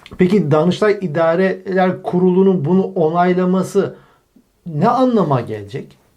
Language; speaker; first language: Turkish; native; Turkish